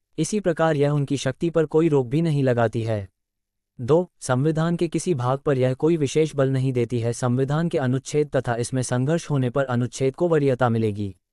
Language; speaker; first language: Hindi; native; Hindi